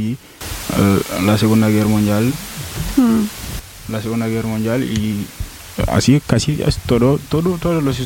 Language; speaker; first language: Spanish; non-native, learner; Wolof